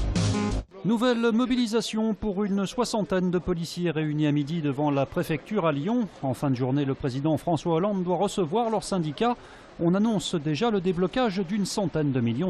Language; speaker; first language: French; native; French